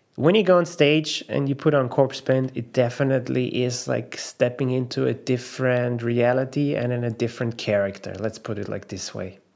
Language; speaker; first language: English; non-native, fluent; German